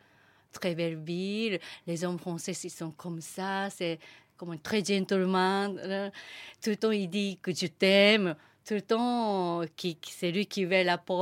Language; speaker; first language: French; non-native, learner; Japanese